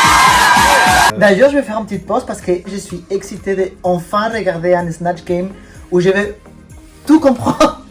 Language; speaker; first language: French; non-native, fluent; Spanish